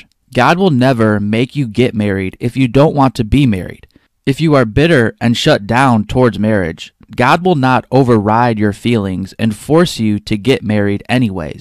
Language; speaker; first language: English; native; English